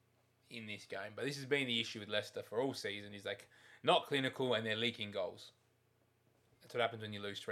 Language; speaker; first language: English; native; English